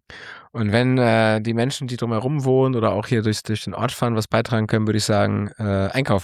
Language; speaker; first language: German; native; German